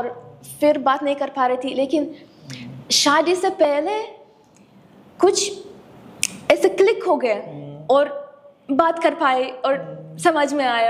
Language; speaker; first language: Hindi; non-native, fluent; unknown